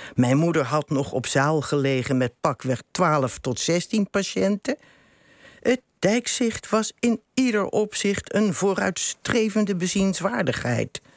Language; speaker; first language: Dutch; native; Dutch